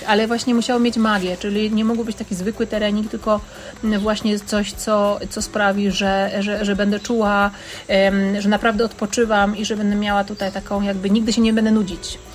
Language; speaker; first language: Polish; native; Polish